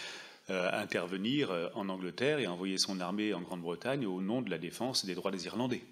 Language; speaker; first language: French; native; French